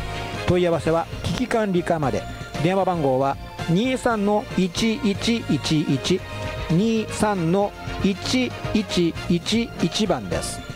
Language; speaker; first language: Japanese; native; Japanese